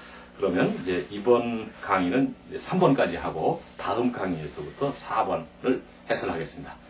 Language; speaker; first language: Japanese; non-native, fluent; Korean